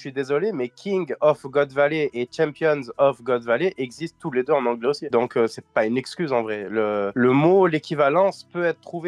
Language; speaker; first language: French; native; French